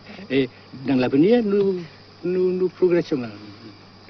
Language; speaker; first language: French; non-native, fluent; Vietnamese